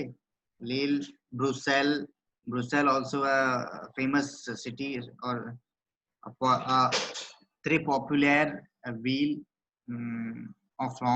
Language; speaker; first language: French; non-native, learner; Hindi